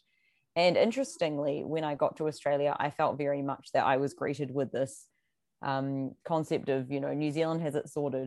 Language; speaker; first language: English; native; English